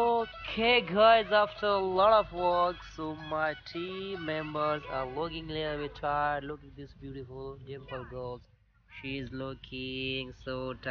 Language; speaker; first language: English; non-native, local second language; Urdu